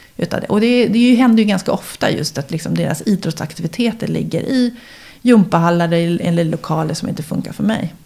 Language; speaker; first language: Swedish; native; Swedish